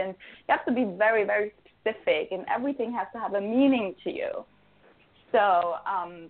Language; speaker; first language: English; non-native, fluent; Swiss German